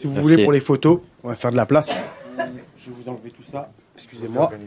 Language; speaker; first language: French; native; French